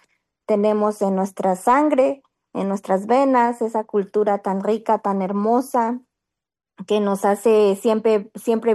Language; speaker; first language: Spanish; native; Spanish